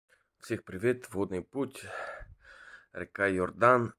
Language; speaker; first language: Russian; non-native, learner; Bulgarian